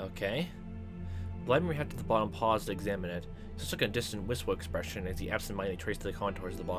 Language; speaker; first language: English; native; English